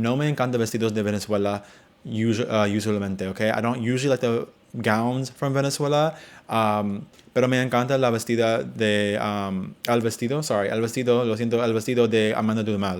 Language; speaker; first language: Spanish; non-native, learner; English